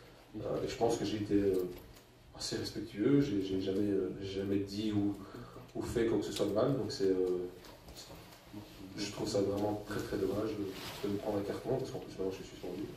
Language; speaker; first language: French; native; French